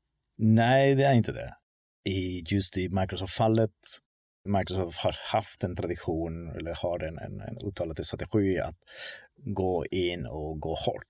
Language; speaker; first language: Swedish; non-native, fluent; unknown